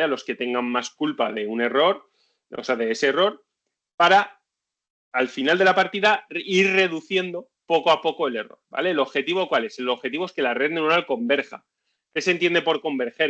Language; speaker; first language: Spanish; native; Spanish